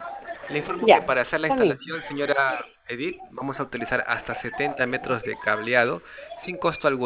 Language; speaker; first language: Spanish; native; Spanish